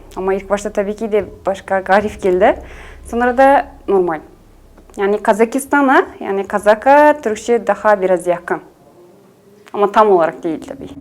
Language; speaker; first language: Turkish; non-native, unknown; Kazakh